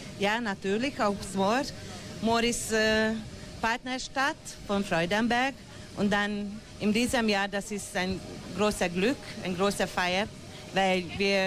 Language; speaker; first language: German; non-native, local second language; Hungarian